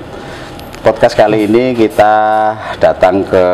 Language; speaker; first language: Indonesian; native; Indonesian